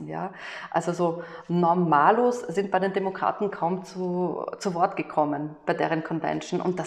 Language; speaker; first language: German; native; German